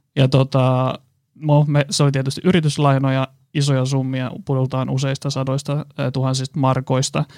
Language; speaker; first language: Finnish; native; Finnish